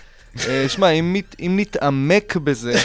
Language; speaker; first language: Hebrew; native; Hebrew